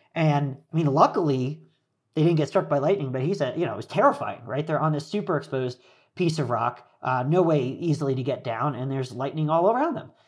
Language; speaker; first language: English; native; English